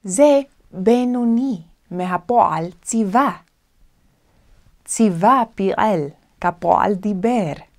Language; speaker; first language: Hebrew; non-native, fluent; Korean